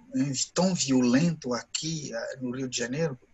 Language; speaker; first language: Portuguese; non-native, fluent; Ewe